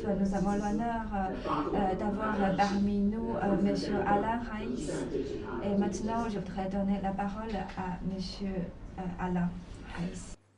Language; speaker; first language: French; non-native, fluent; Chinese